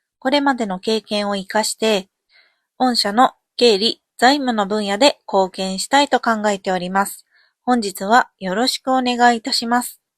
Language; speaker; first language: Japanese; native; Japanese